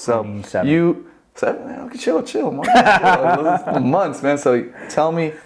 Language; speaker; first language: English; native; English